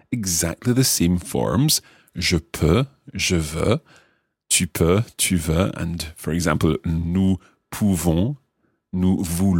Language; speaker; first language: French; non-native, fluent; English